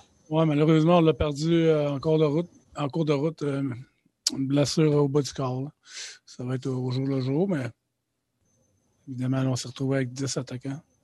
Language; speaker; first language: French; native; French